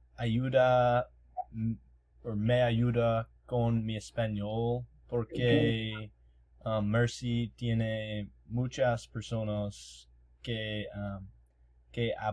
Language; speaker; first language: Spanish; non-native, learner; English